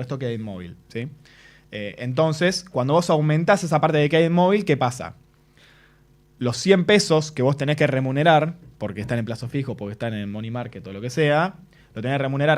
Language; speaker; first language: Spanish; native; Spanish